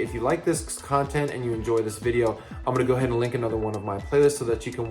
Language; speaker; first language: English; native; English